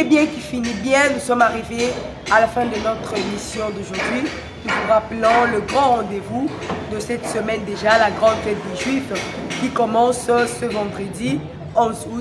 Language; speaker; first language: French; non-native, local second language; Lingala